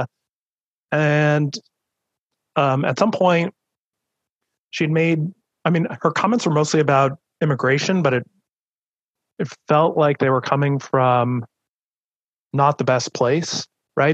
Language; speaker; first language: English; native; English